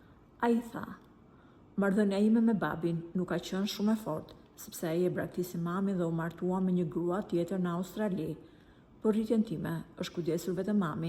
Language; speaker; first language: Albanian; native; Albanian